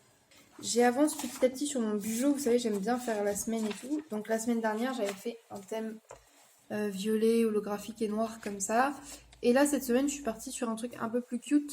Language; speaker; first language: French; native; French